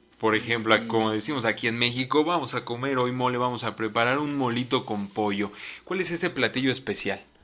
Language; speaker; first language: Spanish; native; Spanish